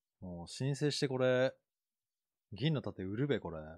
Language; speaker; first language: Japanese; native; Japanese